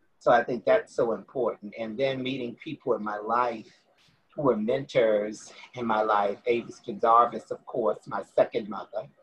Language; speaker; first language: English; native; English